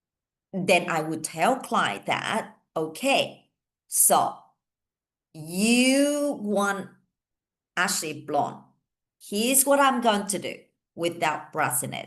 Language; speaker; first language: English; non-native, fluent; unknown